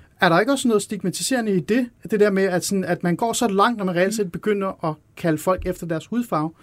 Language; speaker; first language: Danish; early bilingual, other home language; Persian